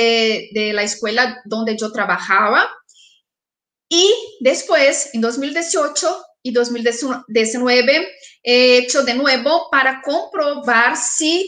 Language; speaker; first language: Spanish; non-native, fluent; Portuguese